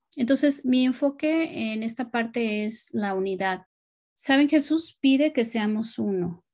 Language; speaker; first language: Spanish; native; Spanish